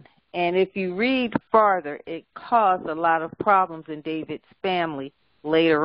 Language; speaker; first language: English; native; English